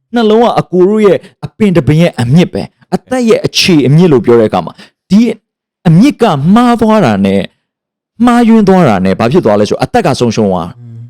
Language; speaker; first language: Burmese; native; Burmese